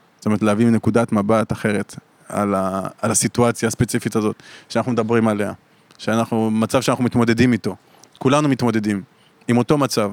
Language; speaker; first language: Hebrew; native; Hebrew